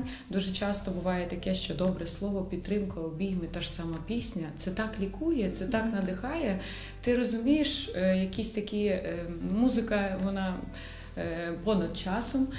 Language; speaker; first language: Ukrainian; native; Ukrainian